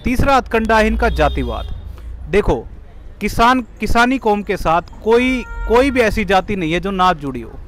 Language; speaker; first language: Hindi; native; Hindi